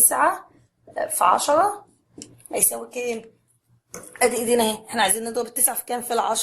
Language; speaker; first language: Arabic; native; Arabic